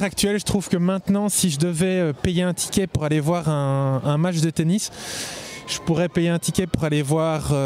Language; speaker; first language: French; native; French